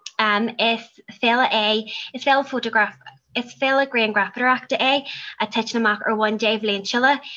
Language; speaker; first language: Irish; non-native, local second language; English